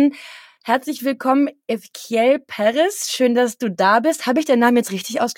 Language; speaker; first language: German; native; German